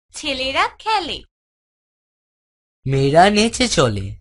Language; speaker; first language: Bangla; native; Bangla